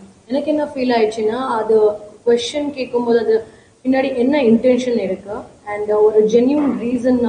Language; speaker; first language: Tamil; non-native, learner; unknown